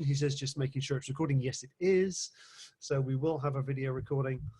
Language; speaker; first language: English; native; English